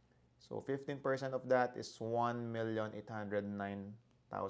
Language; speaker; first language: English; non-native, local second language; Filipino